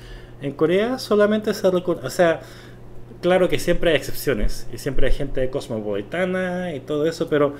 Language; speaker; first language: Spanish; non-native, fluent; Korean